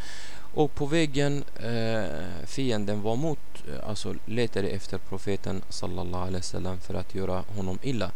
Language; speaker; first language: Swedish; non-native, fluent; Arabic